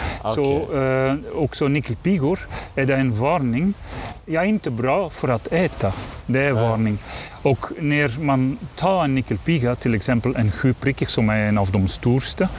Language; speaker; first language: Swedish; non-native, learner; Dutch